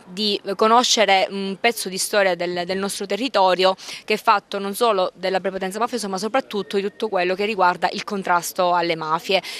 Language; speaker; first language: Italian; native; Italian